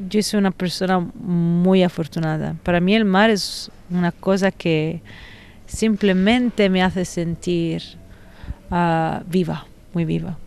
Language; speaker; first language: Spanish; non-native, fluent; Italian